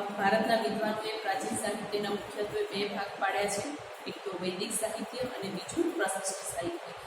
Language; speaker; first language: Gujarati; native; Gujarati